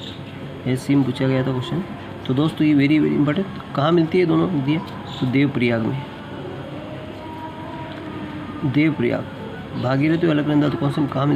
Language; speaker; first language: Hindi; native; Hindi